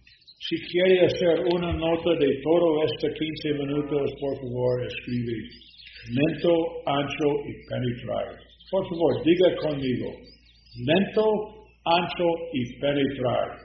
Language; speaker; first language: Spanish; non-native, learner; English